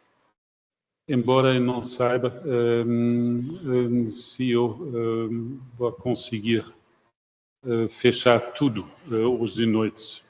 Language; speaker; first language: Portuguese; non-native, fluent; German